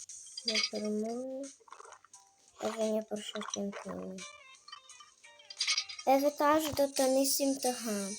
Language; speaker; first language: Albanian; early bilingual, heritage; Albanian